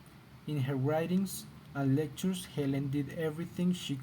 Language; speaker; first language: English; non-native, learner; Spanish